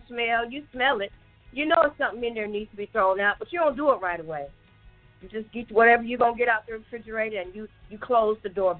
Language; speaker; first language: English; native; English